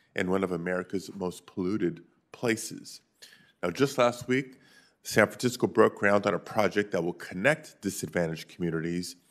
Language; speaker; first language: English; native; English